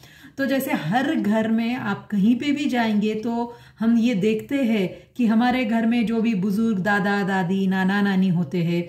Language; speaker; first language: Hindi; non-native, local second language; Marathi